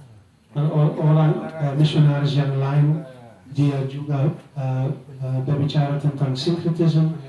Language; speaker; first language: Indonesian; non-native, learner; Dutch